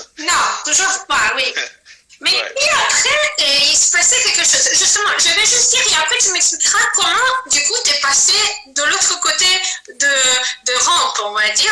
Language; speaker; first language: French; non-native, fluent; Azerbaijani